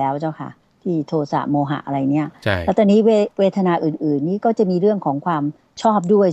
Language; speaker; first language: Thai; native; Thai